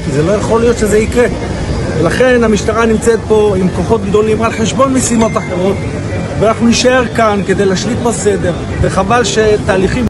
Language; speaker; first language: Hebrew; native; Hebrew